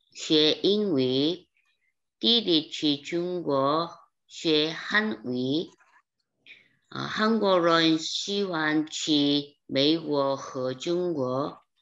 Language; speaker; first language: Chinese; non-native, learner; Korean